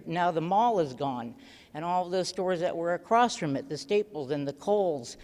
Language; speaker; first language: English; native; English